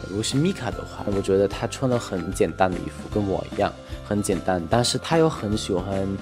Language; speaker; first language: Chinese; non-native, fluent; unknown